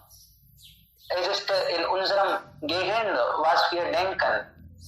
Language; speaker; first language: German; non-native, learner; Hindi